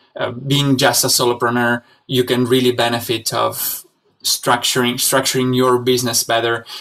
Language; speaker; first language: English; non-native, fluent; Italian